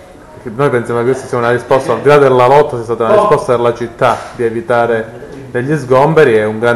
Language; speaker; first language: Italian; native; Italian